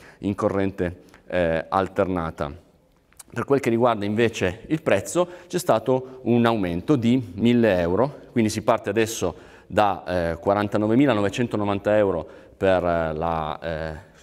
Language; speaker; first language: Italian; native; Italian